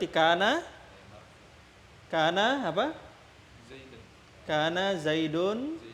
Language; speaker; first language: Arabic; non-native, fluent; Indonesian